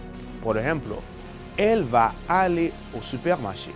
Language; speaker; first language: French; non-native, fluent; Spanish